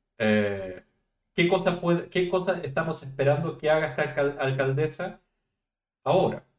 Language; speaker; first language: Spanish; native; Spanish